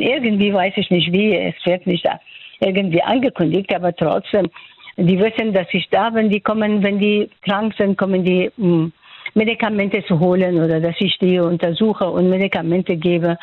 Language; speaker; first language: German; non-native, fluent; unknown